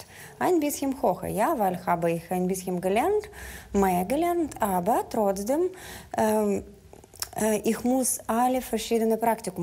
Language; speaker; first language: German; non-native, learner; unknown